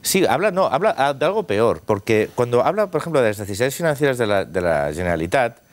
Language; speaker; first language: Spanish; non-native, local second language; Catalan